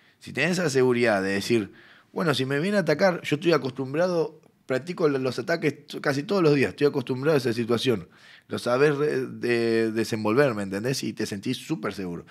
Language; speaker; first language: Spanish; native; Spanish